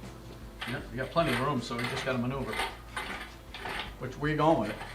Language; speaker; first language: English; native; English